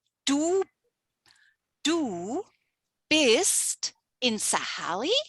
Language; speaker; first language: German; non-native, fluent; English